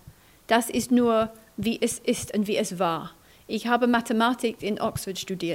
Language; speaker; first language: German; non-native, fluent; English